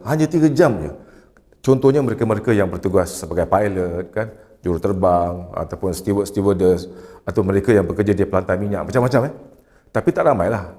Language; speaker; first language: Malay; native; Malay